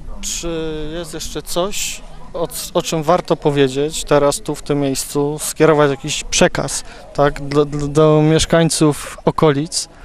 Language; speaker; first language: Polish; native; Polish